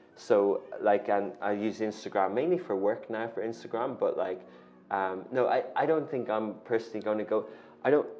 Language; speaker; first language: English; native; English